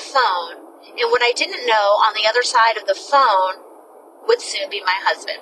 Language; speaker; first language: English; native; English